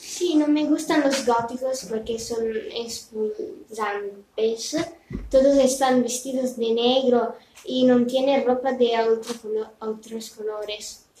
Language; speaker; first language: Spanish; non-native, learner; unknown